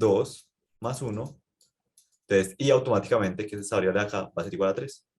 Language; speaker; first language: Spanish; native; Spanish